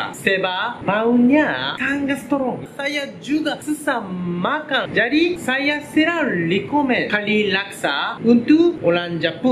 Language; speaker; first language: Indonesian; non-native, learner; Japanese